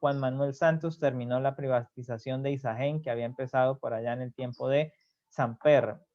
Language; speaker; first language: Spanish; native; Spanish